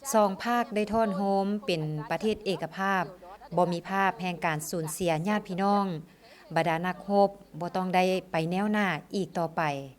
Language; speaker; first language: Lao; non-native, fluent; Vietnamese